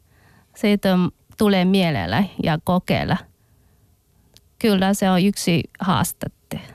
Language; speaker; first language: Finnish; non-native, learner; Chinese